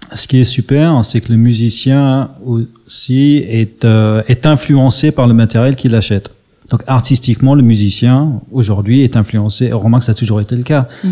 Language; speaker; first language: French; early bilingual, other home language; English